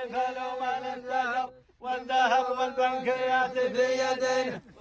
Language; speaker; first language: Arabic; native; Arabic